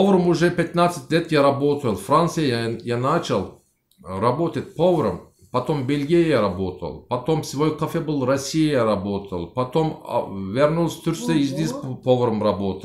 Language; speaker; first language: Russian; non-native, learner; Turkish